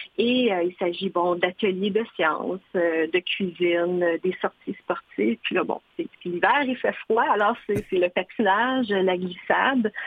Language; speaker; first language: French; native; French